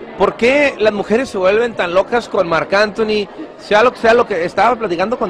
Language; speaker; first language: Spanish; native; Spanish